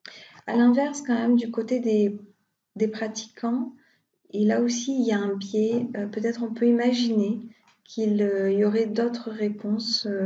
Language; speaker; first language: French; native; French